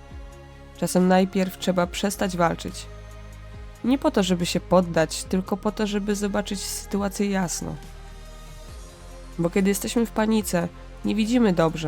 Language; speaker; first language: Polish; native; Polish